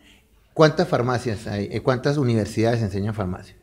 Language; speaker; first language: Spanish; native; Spanish